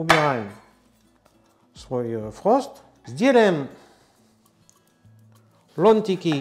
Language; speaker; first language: Russian; non-native, learner; French